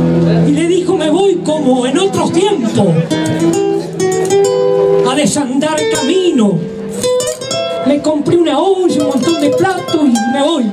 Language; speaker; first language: Spanish; native; Spanish